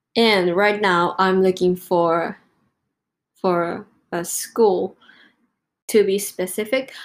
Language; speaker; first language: English; non-native, fluent; Japanese